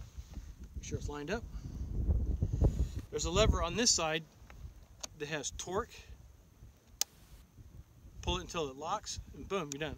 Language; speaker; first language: English; native; English